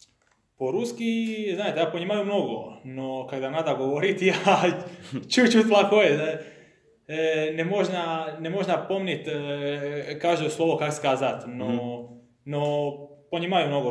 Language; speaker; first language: Russian; non-native, learner; Croatian